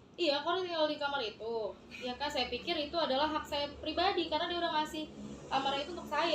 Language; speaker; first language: Indonesian; native; Indonesian